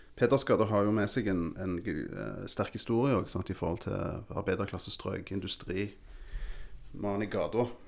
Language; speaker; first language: Norwegian; native; Norwegian